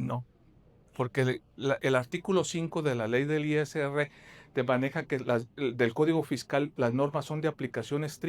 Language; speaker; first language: Spanish; native; Spanish